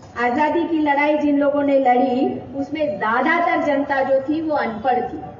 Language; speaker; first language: Hindi; non-native, local second language; Gujarati